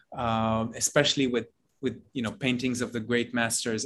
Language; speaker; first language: English; non-native, fluent; Hebrew